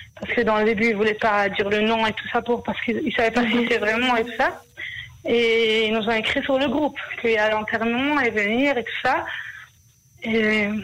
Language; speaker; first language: French; early bilingual, heritage; Hebrew